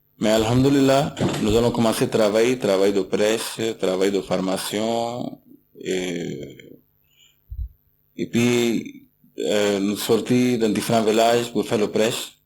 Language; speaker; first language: French; non-native, learner; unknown